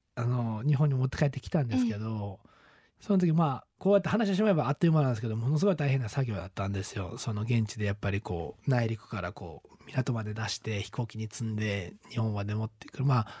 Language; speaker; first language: Japanese; native; Japanese